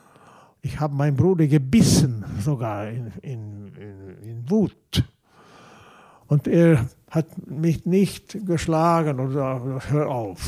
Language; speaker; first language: German; non-native, fluent; Swedish